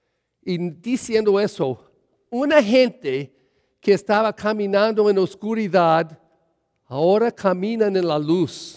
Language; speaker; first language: Spanish; early bilingual, heritage; English